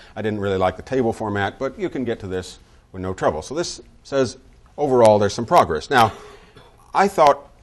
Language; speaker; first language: English; native; English